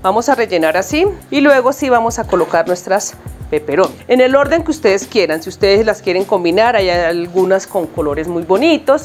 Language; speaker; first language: Spanish; native; Spanish